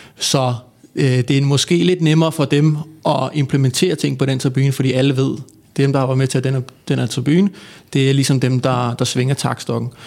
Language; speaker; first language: Danish; native; Danish